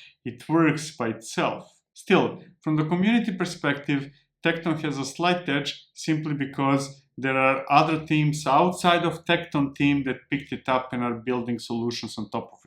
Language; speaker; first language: English; non-native, fluent; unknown